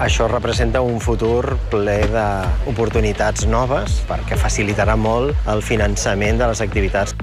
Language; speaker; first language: Catalan; non-native, local second language; Spanish